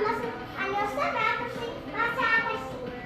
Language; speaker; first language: Hebrew; early bilingual, heritage; Hebrew